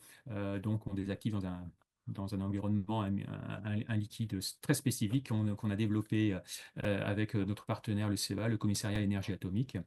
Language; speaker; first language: French; native; French